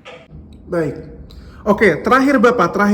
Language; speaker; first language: Indonesian; native; Indonesian